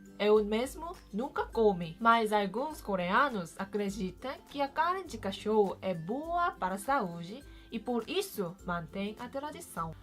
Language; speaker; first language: Portuguese; non-native, fluent; Korean